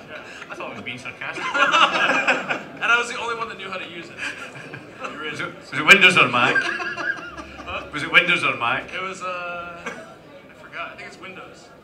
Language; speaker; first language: English; native; English